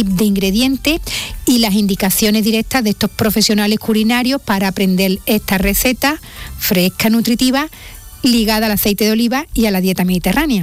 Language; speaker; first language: Spanish; native; Spanish